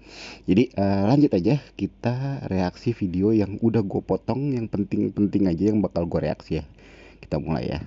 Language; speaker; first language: Indonesian; native; Indonesian